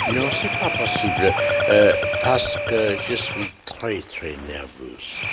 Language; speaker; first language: French; non-native, learner; English